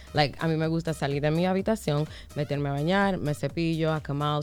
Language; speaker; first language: Spanish; early bilingual, heritage; Spanish